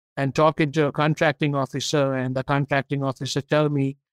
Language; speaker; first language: English; non-native, local second language; Tamil